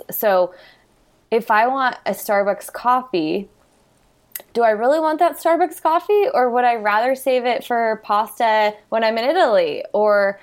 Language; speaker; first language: English; native; English